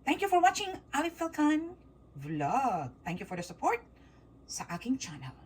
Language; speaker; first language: English; non-native, local second language; Filipino